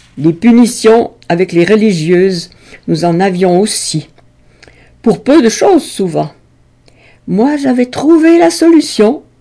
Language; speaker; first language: French; native; French